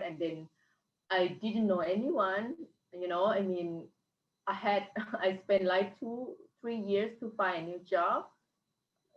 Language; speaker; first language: English; non-native, fluent; Thai